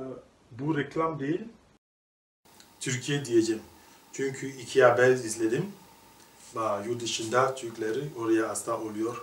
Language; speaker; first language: Turkish; non-native, learner; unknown